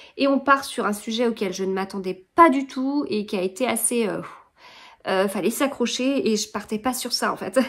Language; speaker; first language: French; native; French